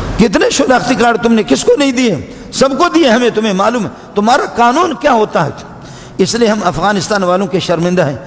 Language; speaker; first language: Urdu; non-native, local second language; Baluchi